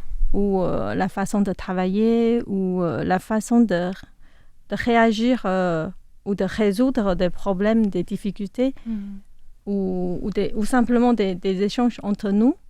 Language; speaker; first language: French; non-native, fluent; Chinese